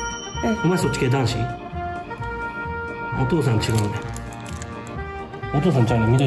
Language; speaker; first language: Japanese; native; Japanese